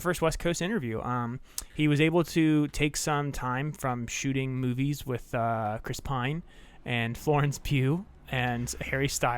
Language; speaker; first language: English; native; English